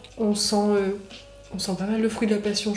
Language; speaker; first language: French; native; French